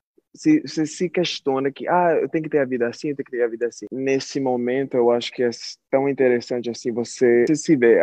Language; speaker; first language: Portuguese; early bilingual, heritage; Portuguese